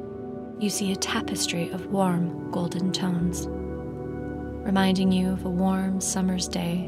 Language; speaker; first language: English; native; English